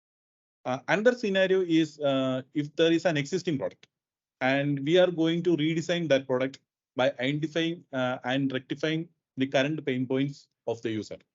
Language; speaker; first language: English; non-native, local second language; Malayalam